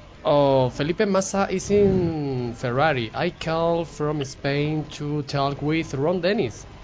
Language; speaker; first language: English; non-native, learner; Spanish